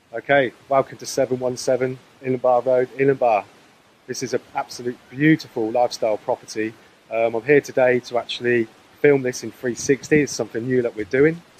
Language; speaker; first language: English; native; English